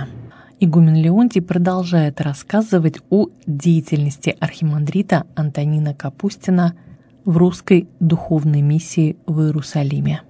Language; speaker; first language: Russian; native; Russian